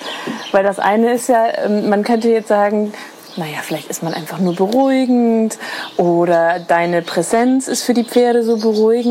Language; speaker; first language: German; native; German